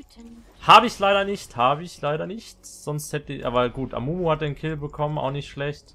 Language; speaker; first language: German; native; German